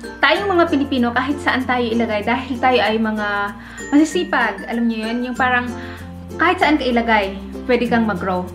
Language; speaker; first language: Filipino; native; Filipino